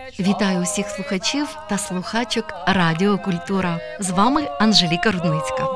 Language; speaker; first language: Ukrainian; native; Ukrainian